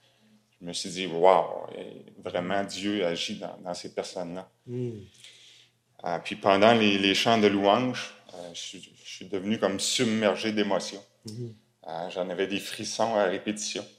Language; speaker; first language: French; native; French